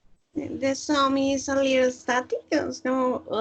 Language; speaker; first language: English; non-native, learner; Spanish